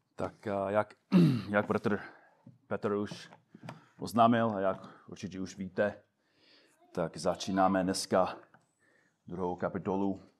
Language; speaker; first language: Czech; non-native, fluent; English